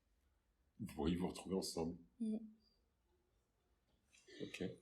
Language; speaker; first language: French; native; French